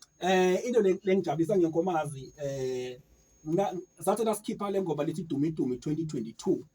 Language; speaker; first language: Zulu; non-native, local second language; Swati